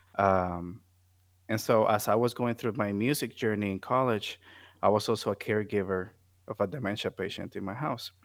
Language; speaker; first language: English; non-native, fluent; Spanish